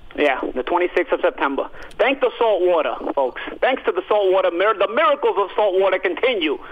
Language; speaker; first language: English; early bilingual, other home language; Italian